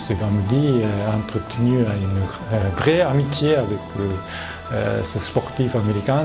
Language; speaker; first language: French; non-native, fluent; Japanese